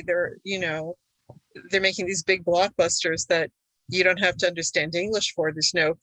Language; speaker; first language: English; early bilingual, other home language; Hungarian